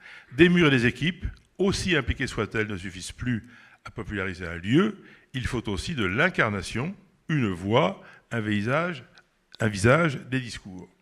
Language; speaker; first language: French; native; French